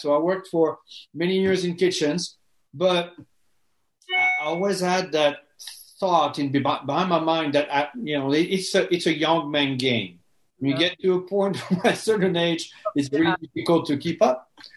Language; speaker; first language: English; non-native, fluent; French